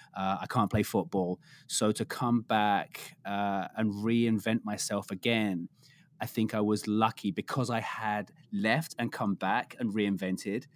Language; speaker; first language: English; native; English